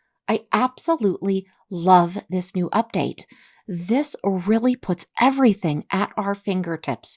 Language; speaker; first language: English; native; English